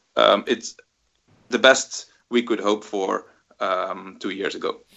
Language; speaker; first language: English; non-native, fluent; Dutch